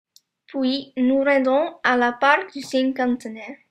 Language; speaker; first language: French; non-native, learner; Dutch